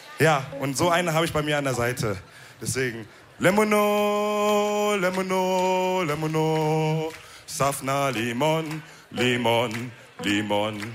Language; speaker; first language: German; early bilingual, other home language; Wolof